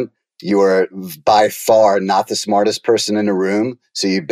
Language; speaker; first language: English; native; English